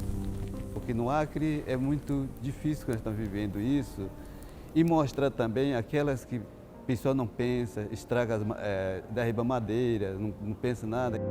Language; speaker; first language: Portuguese; non-native, local second language; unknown